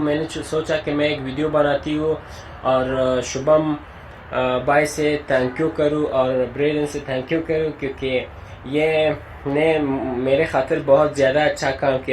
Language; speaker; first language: Hindi; non-native, learner; Persian